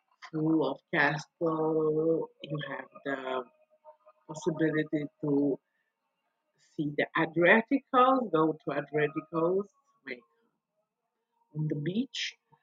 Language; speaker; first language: English; non-native, learner; Italian